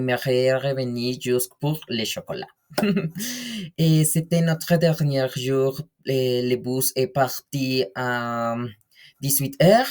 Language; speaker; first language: French; non-native, learner; Spanish